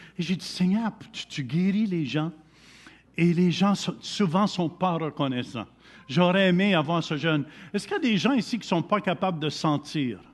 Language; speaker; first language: French; native; French